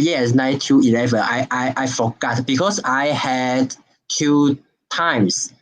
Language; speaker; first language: English; non-native, learner; Chinese